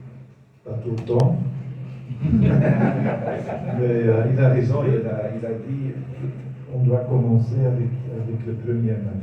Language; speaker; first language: French; non-native, local second language; Dutch